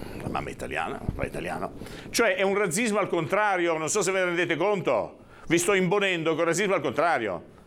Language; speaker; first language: Italian; native; Italian